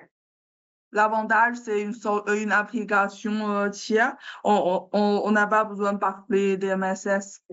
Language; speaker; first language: French; non-native, learner; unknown